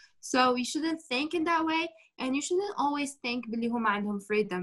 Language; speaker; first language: English; non-native, fluent; Arabic